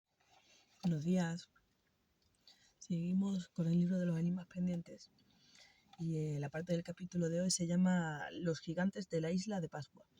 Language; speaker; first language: Spanish; native; Spanish